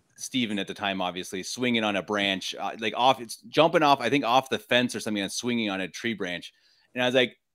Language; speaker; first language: English; native; English